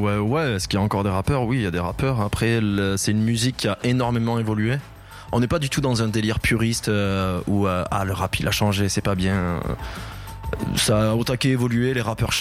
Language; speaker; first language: French; native; French